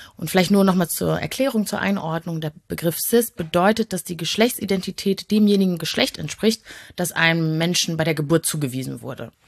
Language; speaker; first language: German; native; German